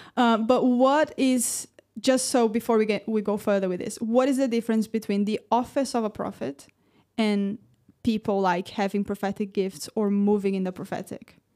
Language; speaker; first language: English; non-native, fluent; Portuguese